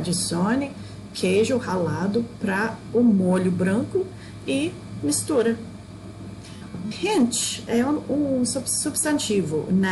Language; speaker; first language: Portuguese; non-native, fluent; English